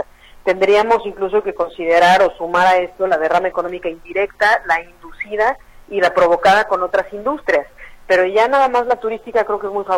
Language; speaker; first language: Spanish; native; Spanish